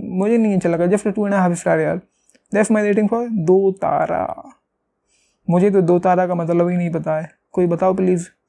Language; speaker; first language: Hindi; native; Hindi